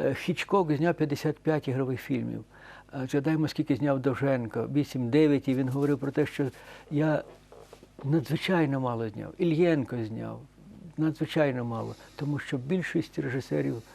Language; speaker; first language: Ukrainian; native; Ukrainian